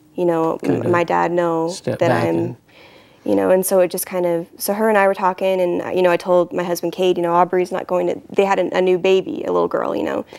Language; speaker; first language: English; native; English